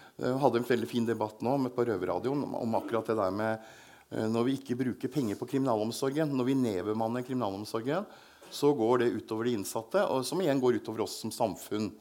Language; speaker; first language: Norwegian; native; Norwegian